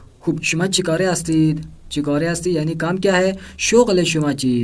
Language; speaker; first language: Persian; non-native, fluent; Urdu